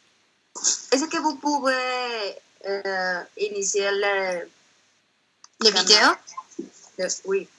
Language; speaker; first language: French; non-native, learner; Spanish